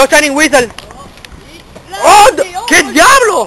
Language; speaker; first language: Spanish; native; Spanish